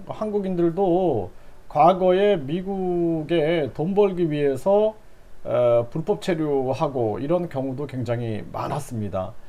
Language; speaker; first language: Korean; native; Korean